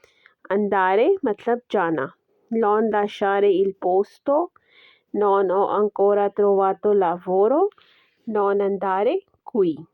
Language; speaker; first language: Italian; non-native, learner; Urdu